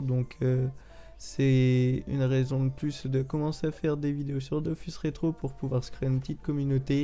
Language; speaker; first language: French; native; French